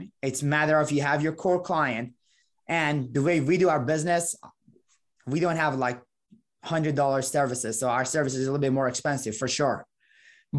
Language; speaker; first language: English; non-native, fluent; Persian